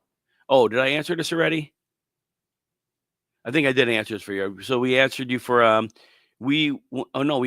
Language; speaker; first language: English; native; English